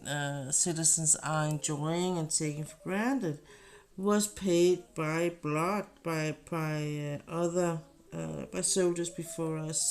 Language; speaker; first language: English; non-native, fluent; Danish